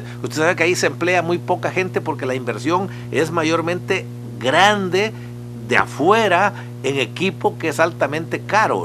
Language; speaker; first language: Spanish; native; Spanish